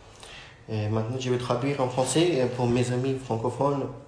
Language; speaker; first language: French; non-native, learner; Urdu